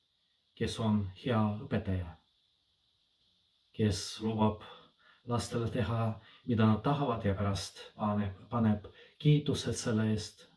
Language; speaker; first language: Estonian; non-native, fluent; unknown